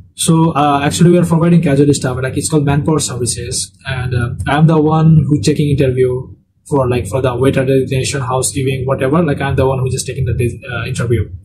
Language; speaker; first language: English; non-native, local second language; Bangla